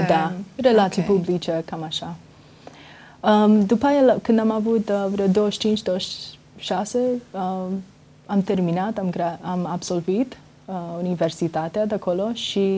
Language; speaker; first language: Romanian; early bilingual, heritage; Romanian